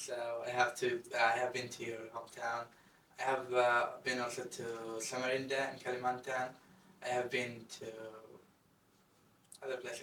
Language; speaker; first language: English; non-native, fluent; Arabic